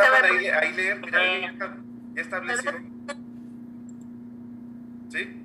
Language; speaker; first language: Spanish; native; Spanish